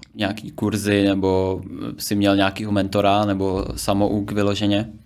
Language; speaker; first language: Czech; native; Czech